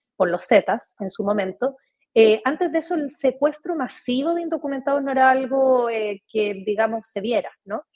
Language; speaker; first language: Spanish; native; Spanish